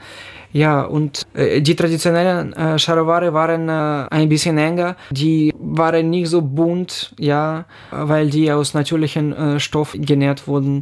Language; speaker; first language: German; non-native, fluent; Ukrainian